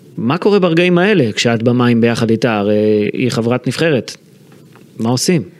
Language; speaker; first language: Hebrew; native; Hebrew